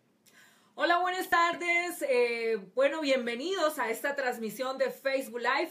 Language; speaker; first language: Spanish; native; Spanish